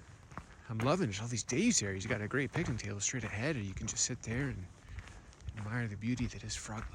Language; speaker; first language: English; native; English